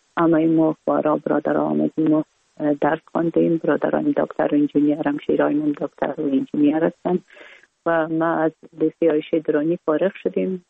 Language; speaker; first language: Persian; native; Persian